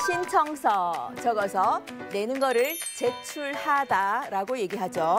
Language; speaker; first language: Korean; native; Korean